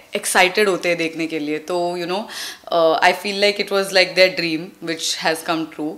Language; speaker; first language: Hindi; non-native, local second language; Tulu